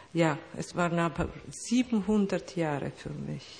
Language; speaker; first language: German; non-native, fluent; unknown